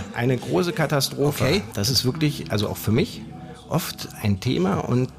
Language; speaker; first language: German; native; German